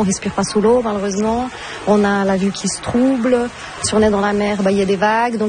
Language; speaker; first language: French; native; French